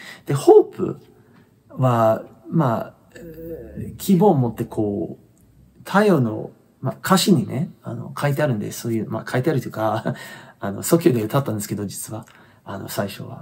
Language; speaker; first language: Japanese; non-native, fluent; English